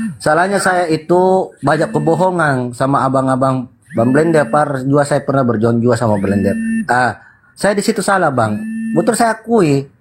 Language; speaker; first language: Indonesian; non-native, local second language; Buginese